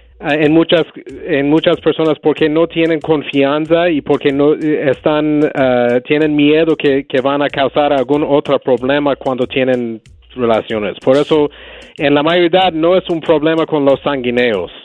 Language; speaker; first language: Spanish; non-native, learner; English